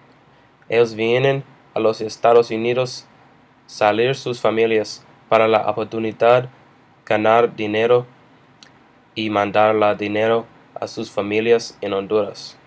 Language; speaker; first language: Spanish; non-native, learner; English